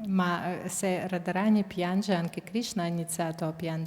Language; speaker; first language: Italian; non-native, fluent; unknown